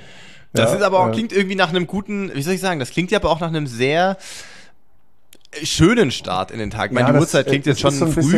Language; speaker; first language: German; native; German